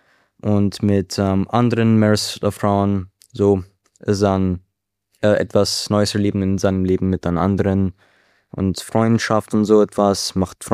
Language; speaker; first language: German; non-native, learner; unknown